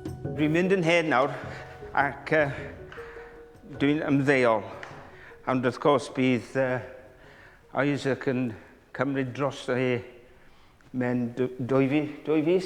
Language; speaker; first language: Welsh; non-native, local second language; English